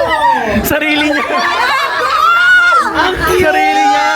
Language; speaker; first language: Filipino; native; Filipino